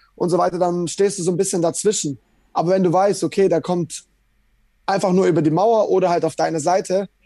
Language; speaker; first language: German; native; German